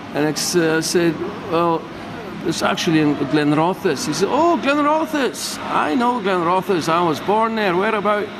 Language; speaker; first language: English; non-native, local second language; Afrikaans